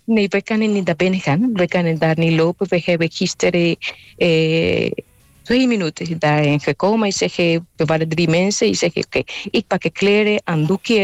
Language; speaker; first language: Dutch; non-native, fluent; Spanish